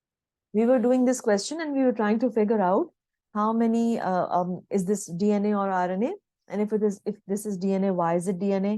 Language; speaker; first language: English; non-native, local second language; Hindi